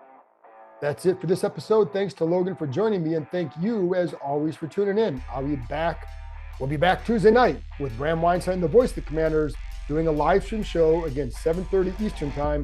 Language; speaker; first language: English; native; English